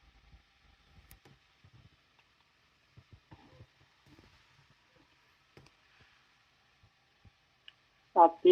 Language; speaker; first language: Assamese; non-native, learner; Japanese